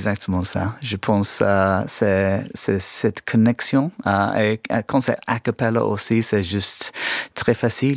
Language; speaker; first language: French; non-native, fluent; English